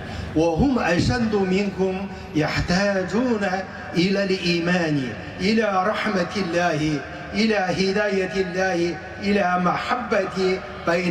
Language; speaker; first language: Arabic; non-native, fluent; Chinese